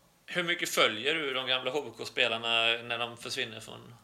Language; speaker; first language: Swedish; native; Swedish